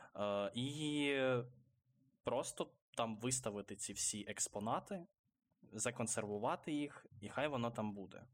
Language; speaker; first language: Ukrainian; non-native, local second language; Russian